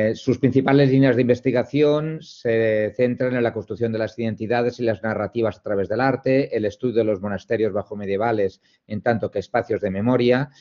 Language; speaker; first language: Spanish; non-native, local second language; Catalan